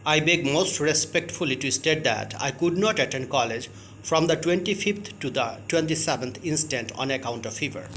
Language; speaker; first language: English; non-native, local second language; Bangla